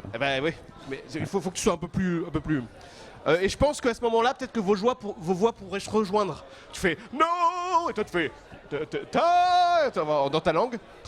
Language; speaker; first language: French; native; French